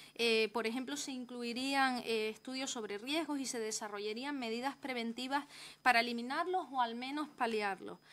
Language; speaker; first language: Spanish; native; Spanish